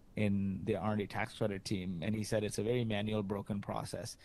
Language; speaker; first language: English; early bilingual, other home language; Arabic